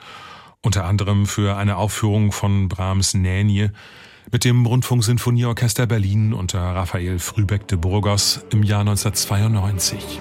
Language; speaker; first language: German; native; German